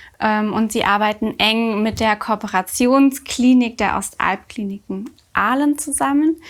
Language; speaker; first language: German; native; German